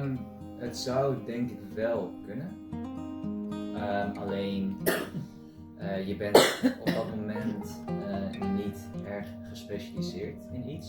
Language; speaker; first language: Dutch; early bilingual, other home language; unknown